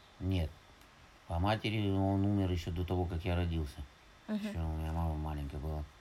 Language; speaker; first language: Russian; native; Russian